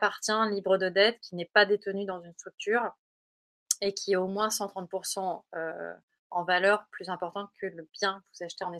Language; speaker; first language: French; native; French